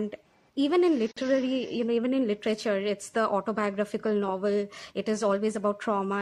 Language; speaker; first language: English; non-native, local second language; Bangla